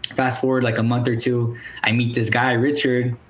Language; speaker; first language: English; native; English